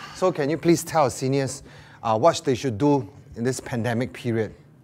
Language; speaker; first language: English; non-native, local second language; Chinese